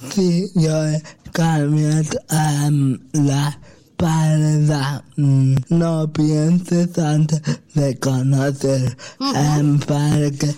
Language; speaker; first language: Catalan; non-native, local second language; Spanish